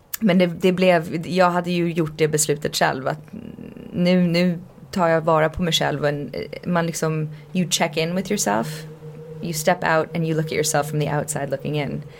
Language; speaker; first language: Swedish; early bilingual, heritage; Swedish